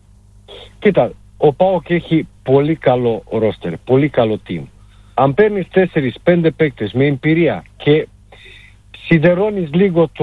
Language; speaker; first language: Greek; non-native, fluent; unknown